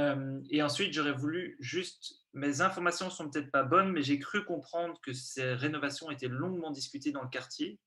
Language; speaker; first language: French; native; French